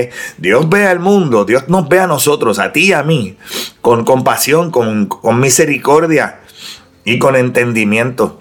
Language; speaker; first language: Spanish; native; Spanish